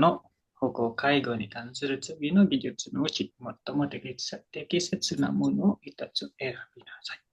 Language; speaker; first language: Japanese; non-native, learner; Indonesian